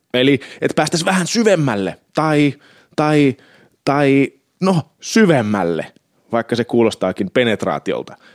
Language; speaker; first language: Finnish; native; Finnish